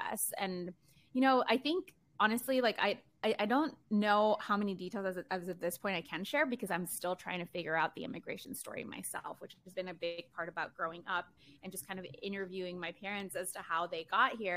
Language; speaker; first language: English; early bilingual, other home language; Spanish